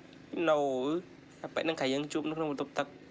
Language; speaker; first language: Khmer; native; Khmer